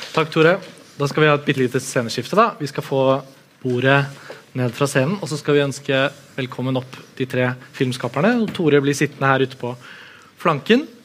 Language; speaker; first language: Norwegian; native; Norwegian